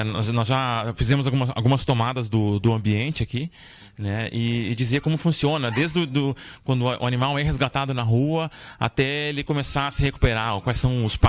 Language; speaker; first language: Portuguese; native; Portuguese